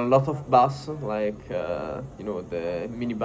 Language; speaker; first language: English; non-native, fluent; Italian